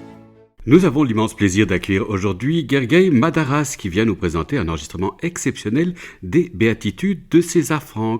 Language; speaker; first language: French; native; French